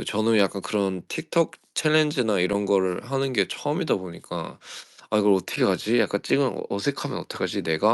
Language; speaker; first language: Korean; early bilingual, heritage; Korean